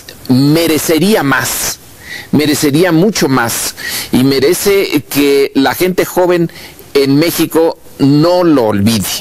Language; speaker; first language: Spanish; native; Spanish